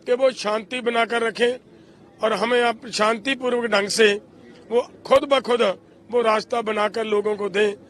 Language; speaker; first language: Hindi; non-native, local second language; Punjabi